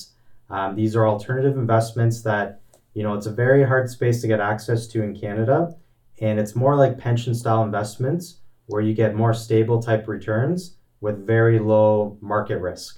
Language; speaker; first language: English; native; English